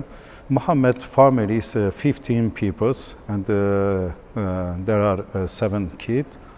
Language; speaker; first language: English; non-native, learner; Turkish